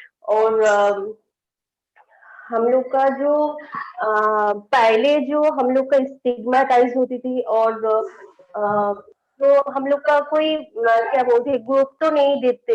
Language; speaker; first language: Hindi; non-native, local second language; Bangla